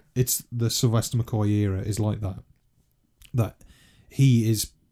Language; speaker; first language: English; native; English